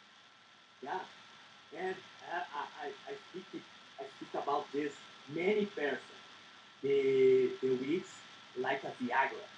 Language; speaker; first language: English; non-native, learner; Portuguese